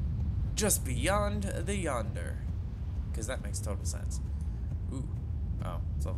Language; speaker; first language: English; native; English